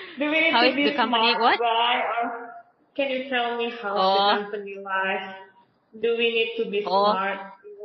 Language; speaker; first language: English; non-native, learner; Indonesian